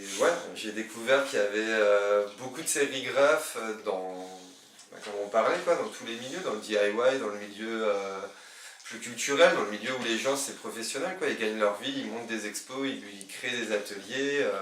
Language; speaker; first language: French; native; French